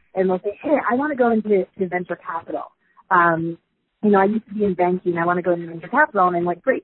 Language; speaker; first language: English; native; English